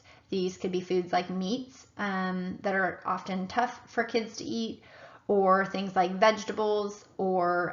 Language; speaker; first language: English; native; English